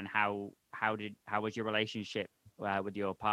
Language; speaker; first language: English; native; English